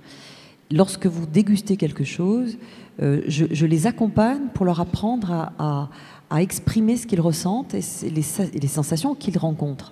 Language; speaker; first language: French; native; French